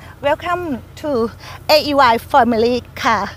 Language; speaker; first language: English; non-native, learner; Thai